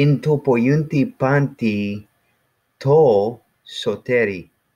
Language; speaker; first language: Greek; non-native, learner; English